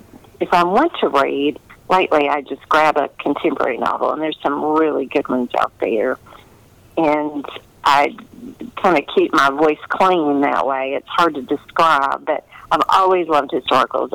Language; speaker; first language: English; native; English